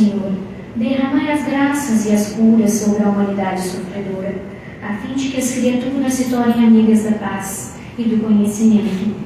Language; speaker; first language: Portuguese; native; Portuguese